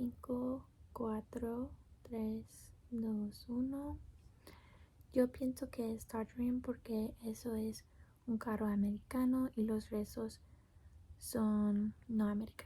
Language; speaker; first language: Spanish; non-native, learner; English